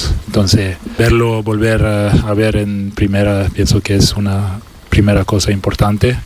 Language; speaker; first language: Spanish; non-native, fluent; French